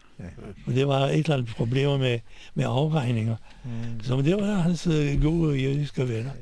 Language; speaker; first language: Danish; non-native, fluent; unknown